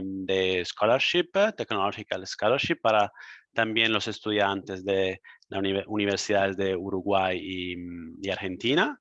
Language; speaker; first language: Spanish; non-native, fluent; Italian